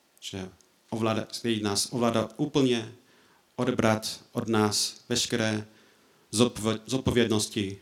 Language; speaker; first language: Czech; non-native, fluent; English